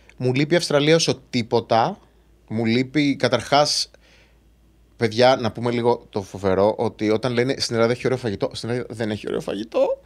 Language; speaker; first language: Greek; native; Greek